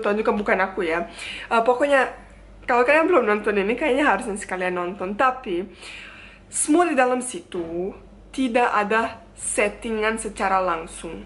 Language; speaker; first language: Indonesian; non-native, fluent; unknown